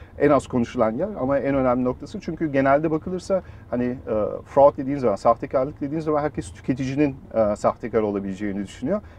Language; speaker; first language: Turkish; early bilingual, heritage; Turkish